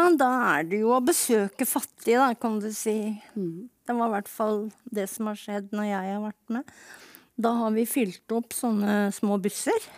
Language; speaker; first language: Norwegian; native; Norwegian